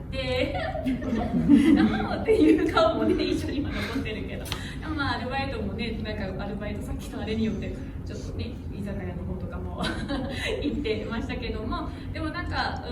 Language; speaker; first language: Japanese; native; Japanese